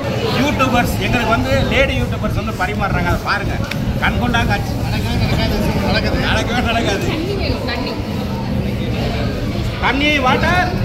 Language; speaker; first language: Tamil; native; Tamil